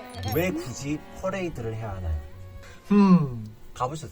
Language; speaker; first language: Korean; native; Korean